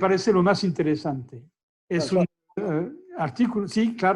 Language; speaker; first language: Spanish; non-native, fluent; French